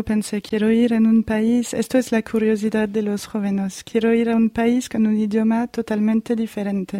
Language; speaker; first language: Spanish; non-native, fluent; French